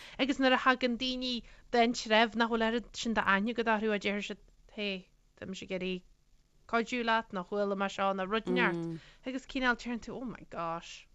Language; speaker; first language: Irish; native; Irish